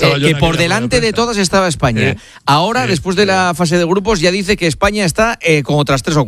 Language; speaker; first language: Spanish; native; Spanish